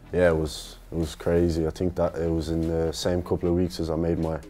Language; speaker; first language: English; native; English